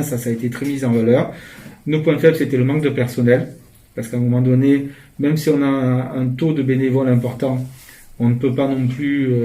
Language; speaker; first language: French; native; French